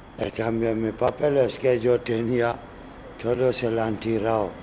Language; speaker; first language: Spanish; non-native, learner; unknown